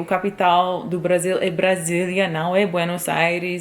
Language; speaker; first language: Portuguese; non-native, fluent; English